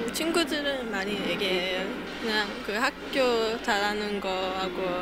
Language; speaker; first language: Korean; early bilingual, heritage; English